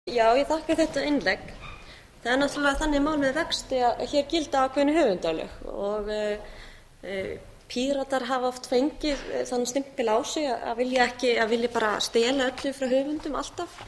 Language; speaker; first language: Icelandic; native; Icelandic